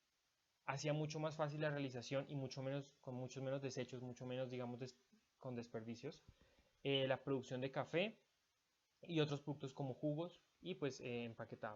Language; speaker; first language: Spanish; native; Spanish